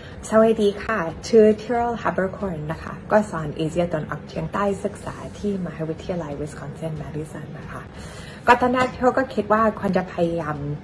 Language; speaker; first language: Thai; non-native, fluent; English